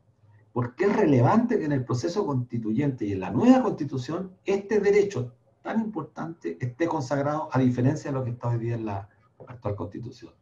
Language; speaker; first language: Spanish; native; Spanish